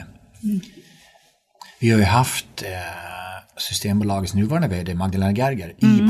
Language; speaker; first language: Swedish; native; Swedish